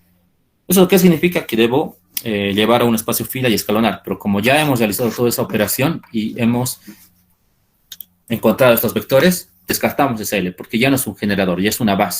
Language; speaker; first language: Spanish; native; Spanish